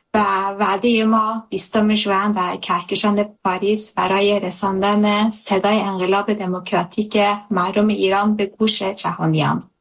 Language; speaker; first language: Persian; early bilingual, heritage; Persian